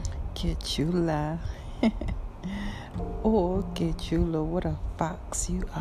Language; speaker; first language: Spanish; non-native, learner; English